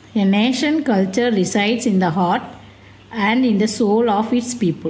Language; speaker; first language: English; non-native, local second language; Tamil